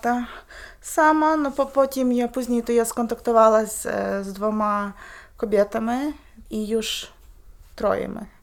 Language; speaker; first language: Polish; non-native, learner; Ukrainian